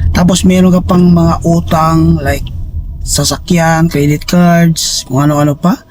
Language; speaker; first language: Filipino; non-native, local second language; Cebuano